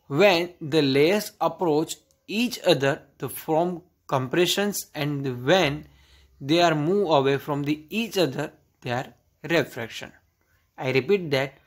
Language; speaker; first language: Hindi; non-native, local second language; Gujarati